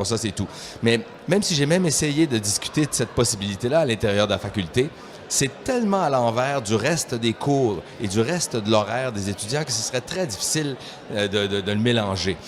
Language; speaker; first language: French; native; French